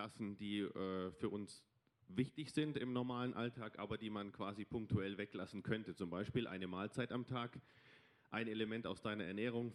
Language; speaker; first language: German; native; German